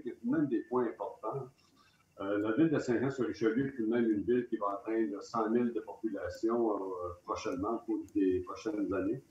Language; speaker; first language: French; native; French